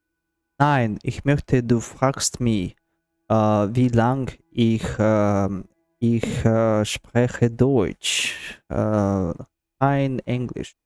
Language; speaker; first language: German; non-native, learner; Russian